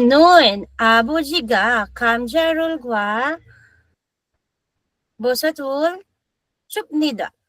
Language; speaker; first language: Korean; non-native, fluent; Filipino